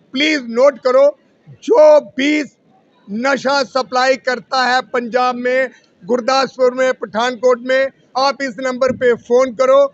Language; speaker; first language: Hindi; non-native, local second language; Punjabi